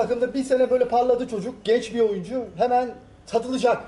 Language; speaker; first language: Turkish; native; Turkish